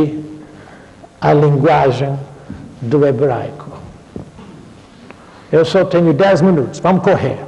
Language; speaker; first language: Portuguese; non-native, fluent; English